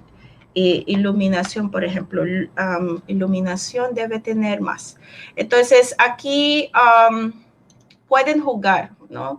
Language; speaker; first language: Spanish; non-native, fluent; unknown